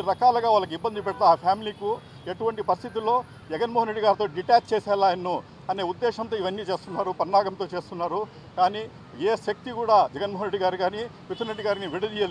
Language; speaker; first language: Telugu; native; Telugu